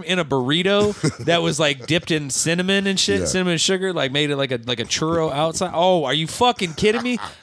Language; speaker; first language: English; native; English